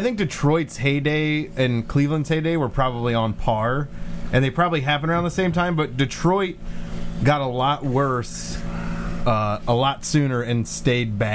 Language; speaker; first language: English; native; English